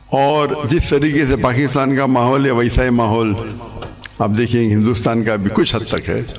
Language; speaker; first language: Urdu; non-native, local second language; English